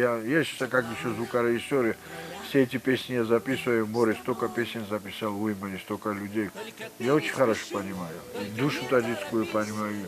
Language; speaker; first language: Russian; non-native, local second language; Georgian